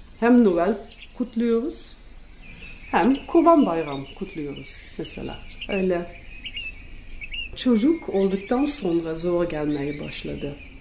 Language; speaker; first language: Turkish; non-native, fluent; Dutch